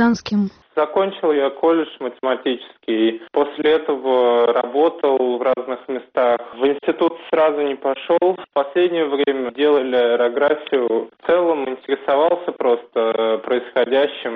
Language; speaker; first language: Russian; native; Russian